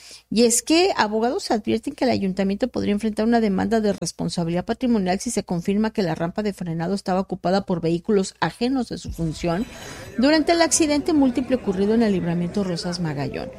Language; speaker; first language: Spanish; native; Spanish